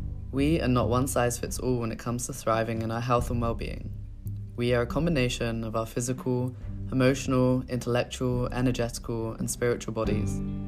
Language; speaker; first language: English; native; English